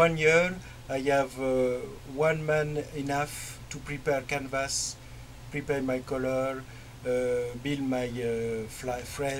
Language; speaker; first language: English; non-native, learner; French